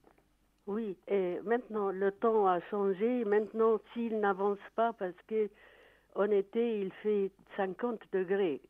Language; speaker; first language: French; non-native, fluent; Arabic